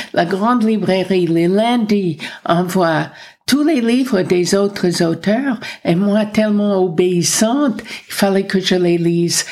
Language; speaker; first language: French; non-native, fluent; English